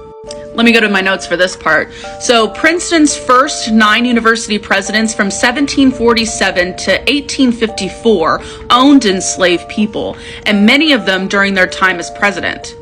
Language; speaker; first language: English; native; English